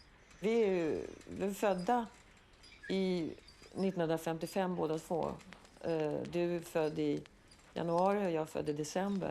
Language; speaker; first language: Swedish; native; Swedish